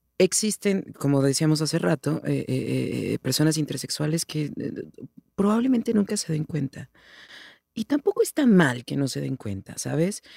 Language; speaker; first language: Spanish; native; Spanish